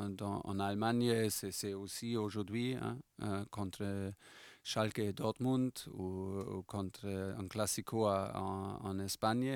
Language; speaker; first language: French; non-native, fluent; German